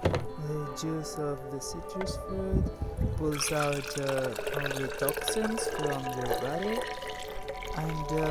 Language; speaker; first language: English; non-native, fluent; Greek